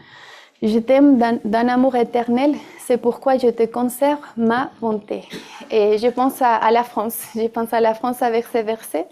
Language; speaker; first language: French; non-native, fluent; Spanish